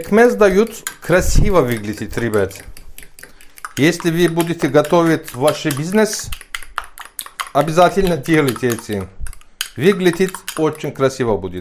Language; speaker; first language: Russian; non-native, learner; Turkish